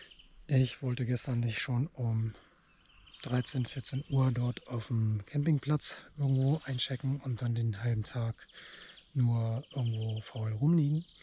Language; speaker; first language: German; native; German